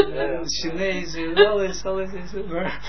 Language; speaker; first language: Dutch; non-native, fluent; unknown